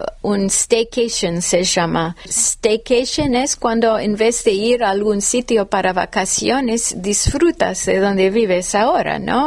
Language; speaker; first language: Spanish; non-native, fluent; English